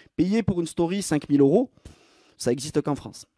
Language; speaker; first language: French; native; French